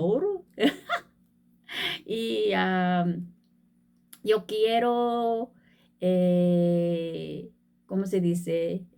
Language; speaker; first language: Spanish; non-native, learner; Korean